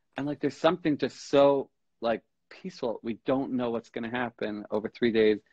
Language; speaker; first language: English; native; English